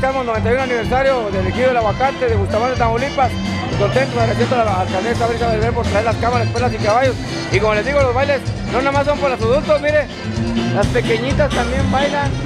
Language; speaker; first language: Spanish; native; Spanish